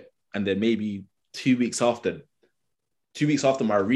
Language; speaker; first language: English; native; English